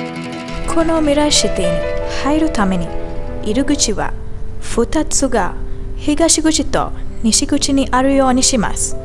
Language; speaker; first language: Japanese; non-native, learner; Sinhala